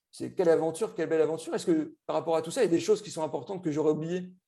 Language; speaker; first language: French; native; French